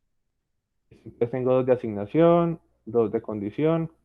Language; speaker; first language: Spanish; native; Spanish